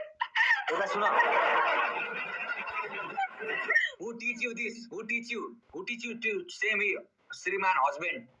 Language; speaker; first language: English; non-native, learner; Nepali